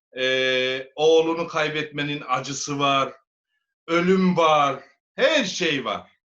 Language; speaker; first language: Turkish; native; Turkish